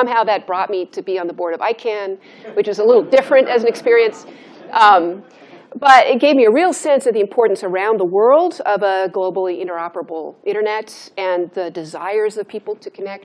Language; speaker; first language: English; native; English